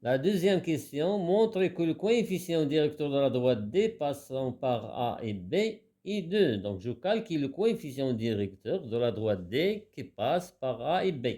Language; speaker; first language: French; non-native, local second language; Arabic